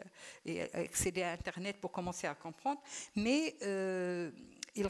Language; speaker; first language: French; non-native, local second language; Arabic